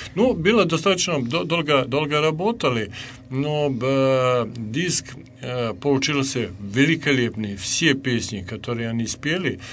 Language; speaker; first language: Russian; non-native, fluent; Serbian